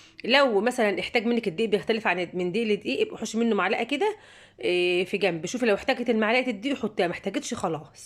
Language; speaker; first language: Arabic; native; Arabic